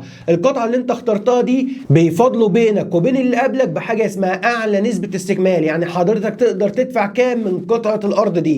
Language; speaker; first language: Arabic; native; Arabic